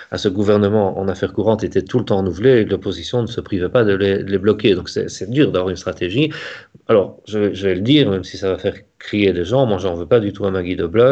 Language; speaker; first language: French; native; French